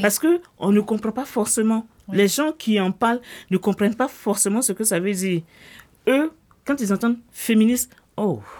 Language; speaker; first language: French; non-native, local second language; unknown